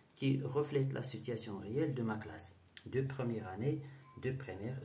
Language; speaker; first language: French; non-native, local second language; Arabic